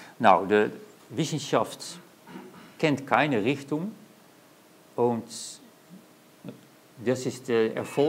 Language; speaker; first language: German; non-native, learner; Dutch